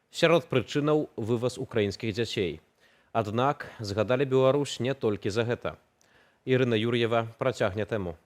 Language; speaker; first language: Belarusian; native; Belarusian